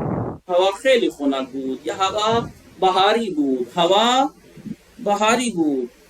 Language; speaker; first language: Persian; non-native, fluent; Urdu